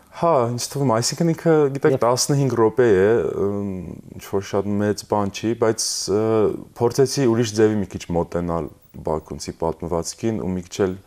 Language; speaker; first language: Armenian; early bilingual, heritage; Armenian